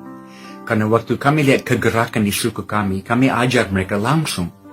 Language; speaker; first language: Indonesian; non-native, fluent; English